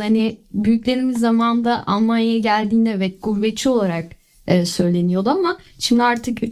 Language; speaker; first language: Turkish; early bilingual, heritage; Turkish